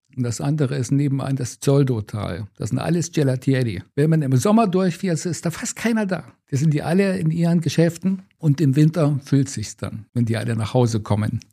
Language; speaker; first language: German; native; German